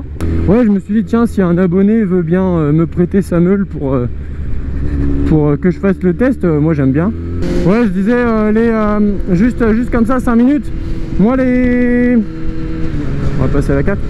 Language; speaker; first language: French; native; French